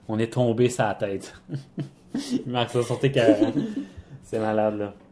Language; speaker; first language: French; native; French